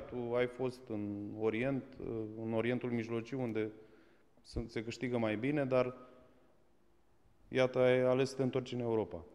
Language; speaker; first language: Romanian; native; Romanian